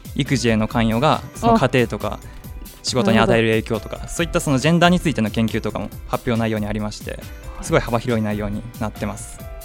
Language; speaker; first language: Japanese; native; Japanese